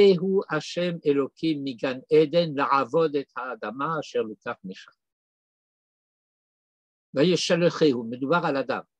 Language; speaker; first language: Hebrew; non-native, fluent; French